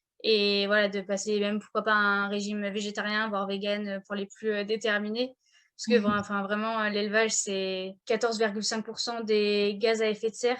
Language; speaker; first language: French; native; French